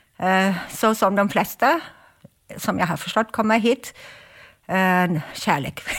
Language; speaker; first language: Swedish; non-native, fluent; German